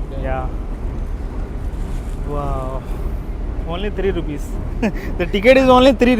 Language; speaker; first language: English; non-native, learner; Hindi